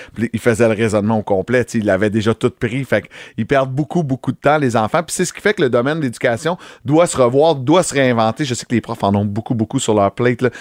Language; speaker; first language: French; native; French